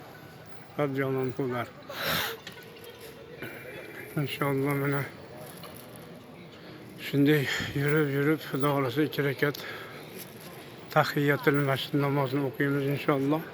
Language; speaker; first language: Turkish; non-native, learner; Uzbek